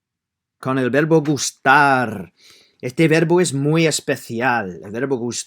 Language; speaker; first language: Spanish; non-native, fluent; English